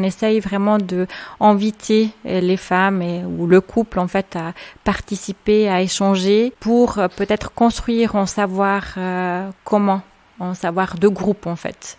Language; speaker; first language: French; native; French